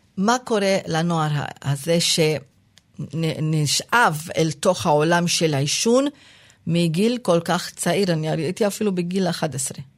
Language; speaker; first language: Hebrew; non-native, local second language; Arabic